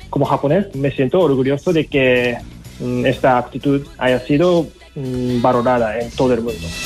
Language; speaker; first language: Spanish; non-native, fluent; Japanese